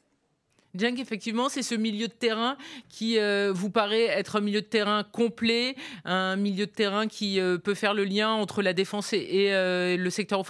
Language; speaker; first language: French; native; French